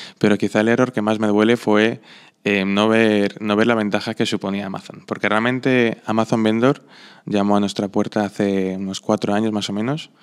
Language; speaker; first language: Spanish; non-native, fluent; Slovak